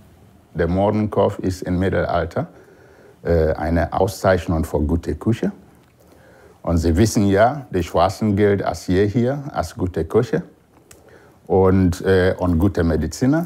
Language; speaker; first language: German; non-native, fluent; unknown